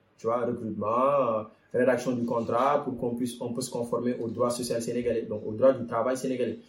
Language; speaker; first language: French; non-native, local second language; Wolof